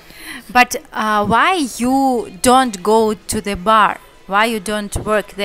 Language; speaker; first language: English; non-native, learner; Russian